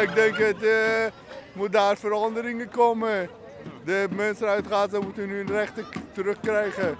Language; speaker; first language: Dutch; non-native, learner; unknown